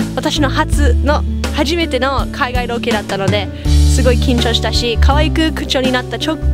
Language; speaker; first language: Japanese; non-native, fluent; English